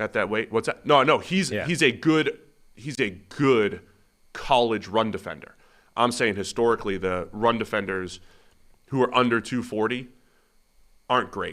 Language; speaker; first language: English; native; English